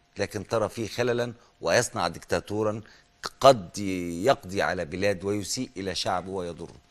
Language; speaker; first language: Arabic; native; Arabic